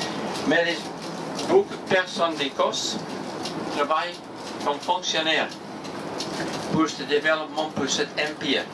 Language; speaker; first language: French; non-native, learner; English